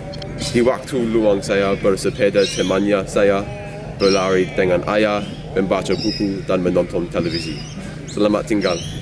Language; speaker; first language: Indonesian; non-native, learner; English